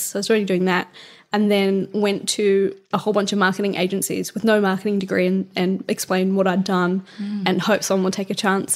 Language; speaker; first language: English; native; English